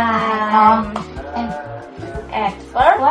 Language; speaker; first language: English; non-native, learner; Indonesian